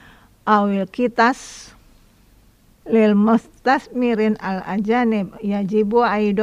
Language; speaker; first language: Arabic; non-native, learner; Indonesian